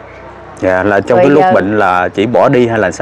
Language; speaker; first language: Vietnamese; native; Vietnamese